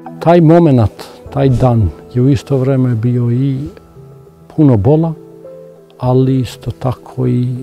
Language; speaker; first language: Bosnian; non-native, local second language; Albanian